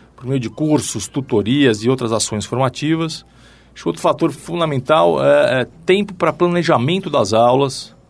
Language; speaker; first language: Portuguese; native; Portuguese